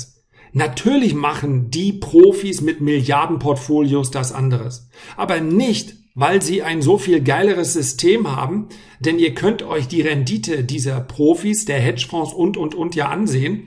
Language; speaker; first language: German; native; German